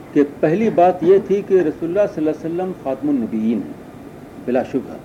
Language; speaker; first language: Urdu; native; Urdu